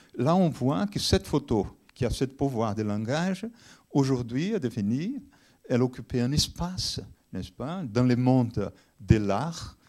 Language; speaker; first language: French; non-native, fluent; Portuguese